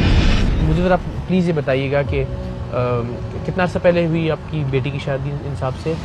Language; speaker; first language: Urdu; native; Urdu